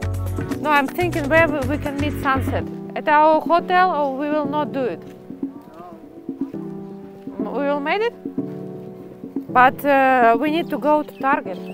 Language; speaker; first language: English; non-native, learner; Russian